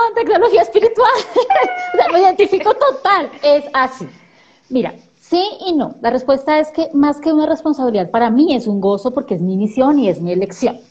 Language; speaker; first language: Spanish; native; Spanish